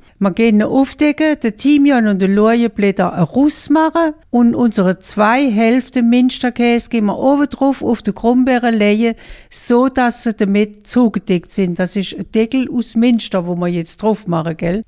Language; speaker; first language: German; non-native, local second language; French